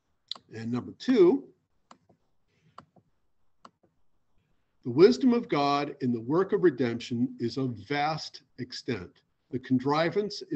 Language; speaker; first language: English; native; English